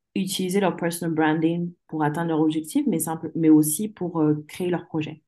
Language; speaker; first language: French; early bilingual, other home language; English